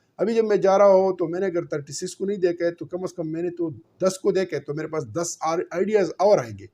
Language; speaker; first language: Urdu; non-native, local second language; Pashto